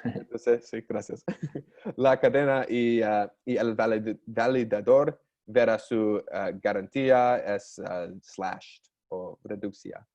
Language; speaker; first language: Spanish; non-native, learner; English